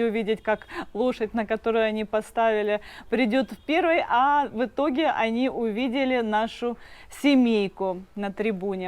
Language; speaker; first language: Russian; native; Russian